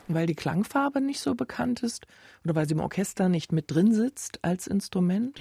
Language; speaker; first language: German; native; German